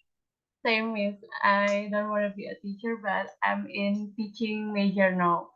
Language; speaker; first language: English; non-native, learner; Indonesian